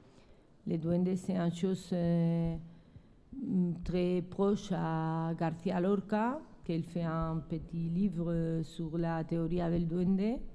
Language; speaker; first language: French; non-native, learner; Spanish